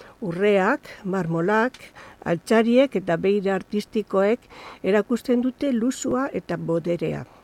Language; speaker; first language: Basque; non-native, local second language; Spanish